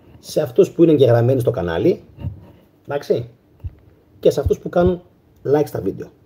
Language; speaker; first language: Greek; native; Greek